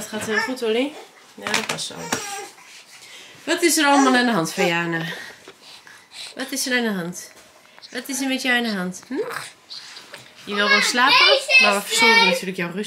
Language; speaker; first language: Dutch; native; Dutch